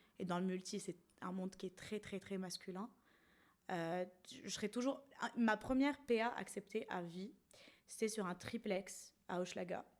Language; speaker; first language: French; non-native, local second language; Arabic